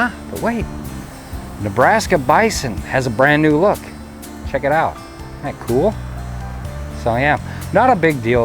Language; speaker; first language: English; native; English